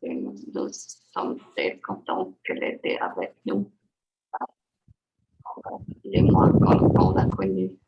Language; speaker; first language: French; non-native, fluent; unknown